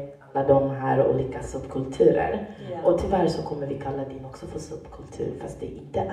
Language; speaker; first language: Swedish; native; Swedish